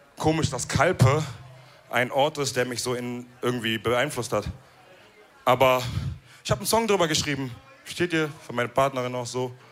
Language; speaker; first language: German; early bilingual, other home language; Wolof